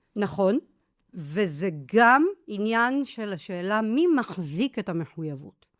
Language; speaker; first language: Hebrew; native; Hebrew